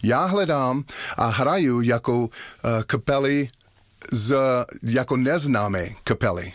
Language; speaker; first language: Czech; non-native, learner; English